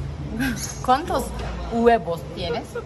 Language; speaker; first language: Spanish; non-native, learner; Turkish